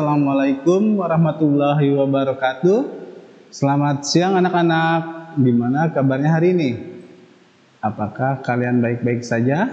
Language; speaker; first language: Indonesian; native; Indonesian